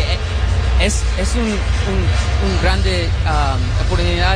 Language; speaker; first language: Spanish; early bilingual, heritage; Spanish